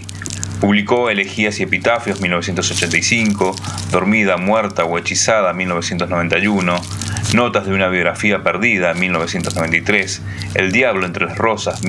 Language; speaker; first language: Spanish; native; Spanish